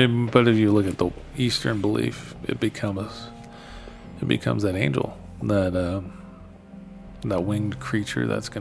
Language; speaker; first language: English; native; English